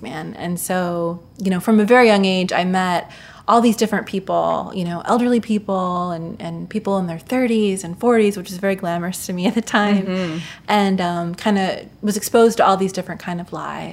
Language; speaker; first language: English; native; English